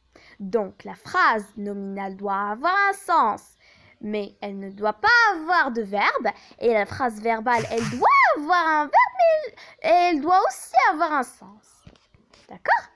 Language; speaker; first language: French; non-native, local second language; Arabic